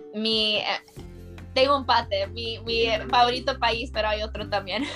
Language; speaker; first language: Spanish; early bilingual, heritage; Spanish